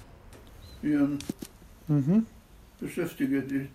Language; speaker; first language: German; non-native, fluent; Polish